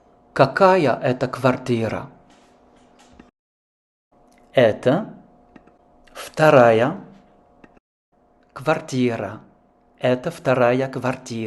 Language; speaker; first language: Russian; non-native, fluent; French